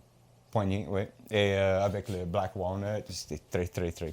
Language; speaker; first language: French; non-native, local second language; English